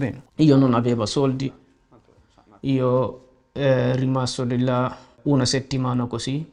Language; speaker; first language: Italian; non-native, learner; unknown